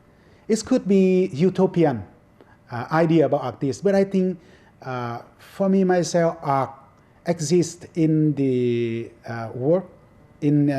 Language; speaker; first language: English; non-native, fluent; Vietnamese